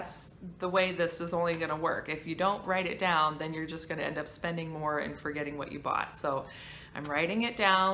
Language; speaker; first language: English; native; English